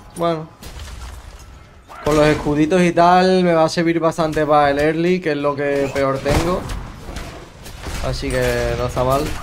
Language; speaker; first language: Spanish; native; Spanish